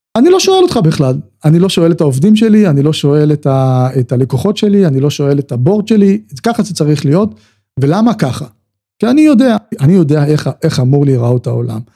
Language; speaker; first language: Hebrew; native; Hebrew